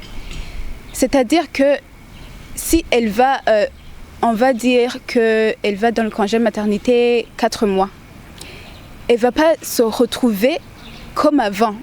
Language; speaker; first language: French; non-native, local second language; Rundi